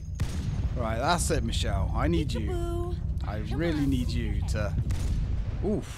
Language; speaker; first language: English; native; English